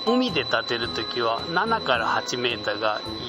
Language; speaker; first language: Japanese; non-native, fluent; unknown